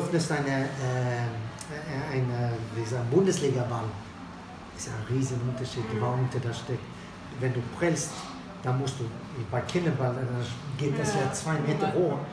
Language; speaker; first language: German; non-native, fluent; Swedish